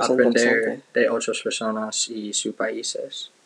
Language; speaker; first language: Spanish; non-native, learner; English